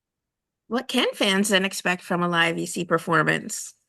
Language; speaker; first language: English; native; English